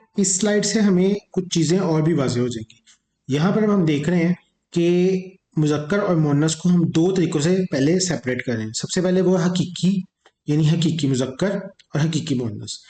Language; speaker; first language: Urdu; native; Urdu